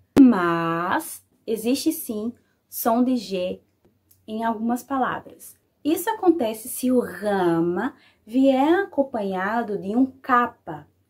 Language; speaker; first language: Portuguese; native; Portuguese